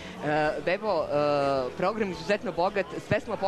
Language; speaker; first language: Serbian; native; Serbian